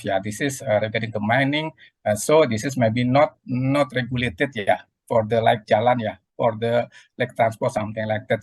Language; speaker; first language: English; non-native, learner; Indonesian